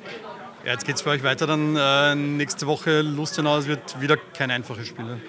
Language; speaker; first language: German; native; German